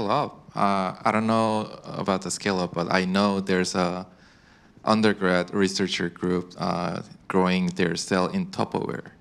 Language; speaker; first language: English; non-native, fluent; Korean